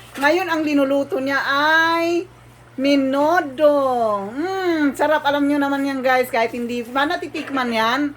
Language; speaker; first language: Filipino; native; Filipino